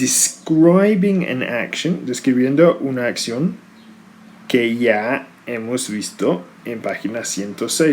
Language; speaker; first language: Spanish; non-native, fluent; English